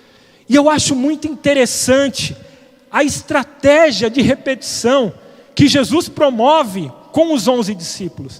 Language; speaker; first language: Portuguese; native; Portuguese